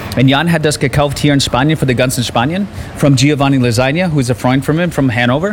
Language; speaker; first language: German; non-native, learner; English